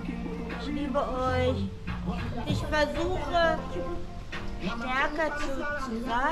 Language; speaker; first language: German; non-native, learner; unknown